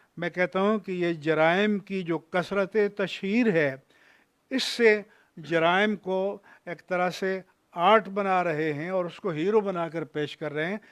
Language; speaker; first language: Urdu; non-native, local second language; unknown